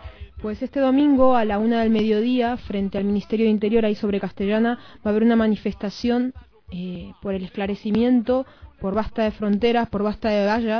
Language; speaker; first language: Spanish; native; Spanish